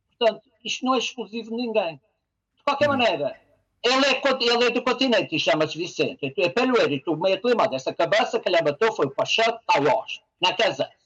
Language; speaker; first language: Portuguese; native; Portuguese